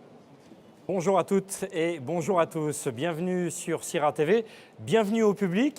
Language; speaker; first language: French; native; French